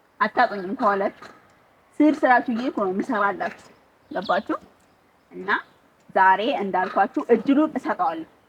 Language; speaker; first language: Amharic; native; Amharic